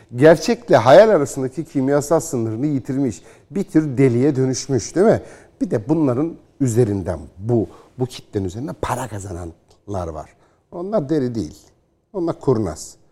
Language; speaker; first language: Turkish; native; Turkish